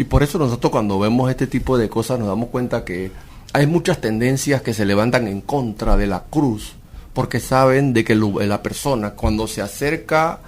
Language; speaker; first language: Spanish; native; Spanish